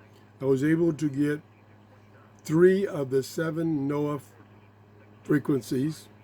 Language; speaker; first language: English; native; English